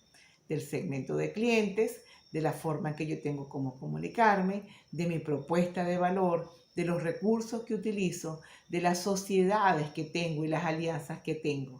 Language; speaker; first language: Spanish; native; Spanish